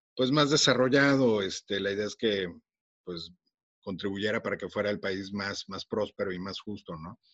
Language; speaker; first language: Spanish; native; Spanish